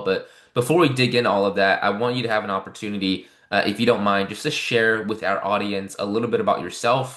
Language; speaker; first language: English; native; English